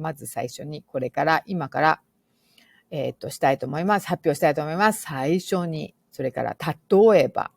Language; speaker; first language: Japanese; non-native, fluent; English